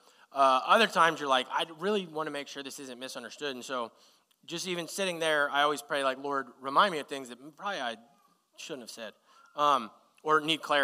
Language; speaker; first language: English; native; English